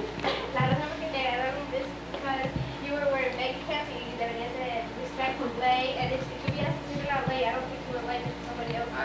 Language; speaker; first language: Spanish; early bilingual, other home language; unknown